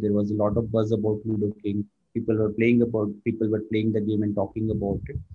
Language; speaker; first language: English; non-native, local second language; Hindi